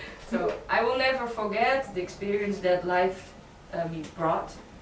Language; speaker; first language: English; non-native, fluent; Dutch